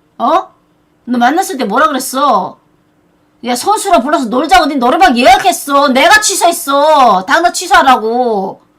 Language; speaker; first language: Korean; native; Korean